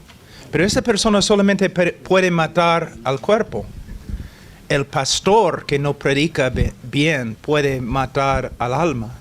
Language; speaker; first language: Spanish; non-native, fluent; English